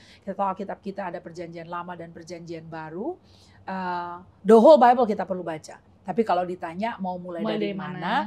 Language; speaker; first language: Indonesian; native; Indonesian